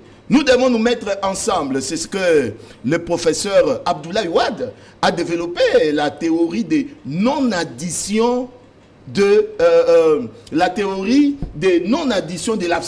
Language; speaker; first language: French; non-native, local second language; Lingala